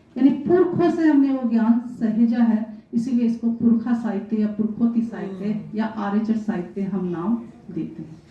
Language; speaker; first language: Hindi; non-native, local second language; Rajasthani